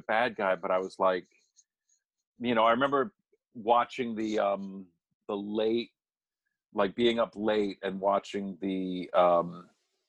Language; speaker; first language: English; native; English